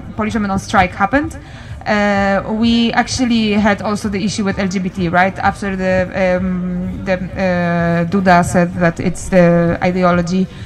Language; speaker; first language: English; non-native, learner; Polish